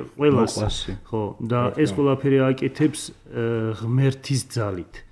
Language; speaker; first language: Georgian; non-native, local second language; Armenian